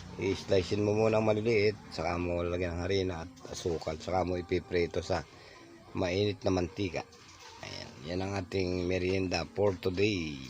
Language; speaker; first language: Filipino; native; Filipino